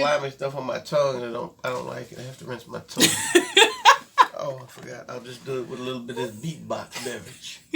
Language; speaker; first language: English; native; English